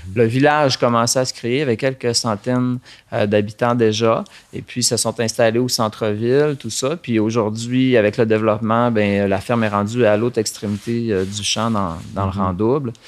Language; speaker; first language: French; native; French